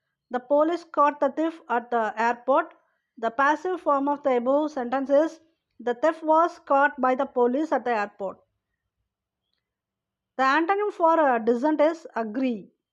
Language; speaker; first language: English; non-native, local second language; Tamil